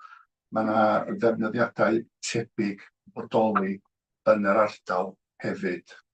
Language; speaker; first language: Welsh; native; Welsh